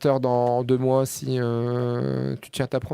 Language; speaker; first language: French; native; French